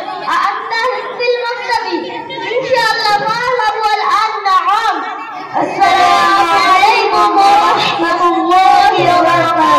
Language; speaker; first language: Arabic; non-native, learner; Bangla